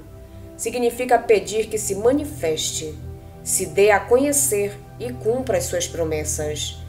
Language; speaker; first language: Portuguese; native; Portuguese